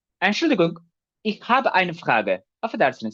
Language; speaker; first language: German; non-native, fluent; Turkish